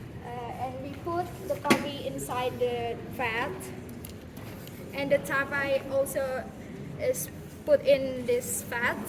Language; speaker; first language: English; non-native, learner; Indonesian